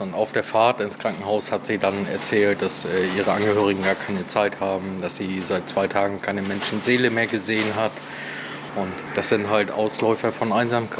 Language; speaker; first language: German; native; German